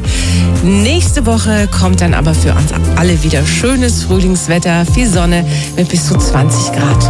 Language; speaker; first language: German; native; German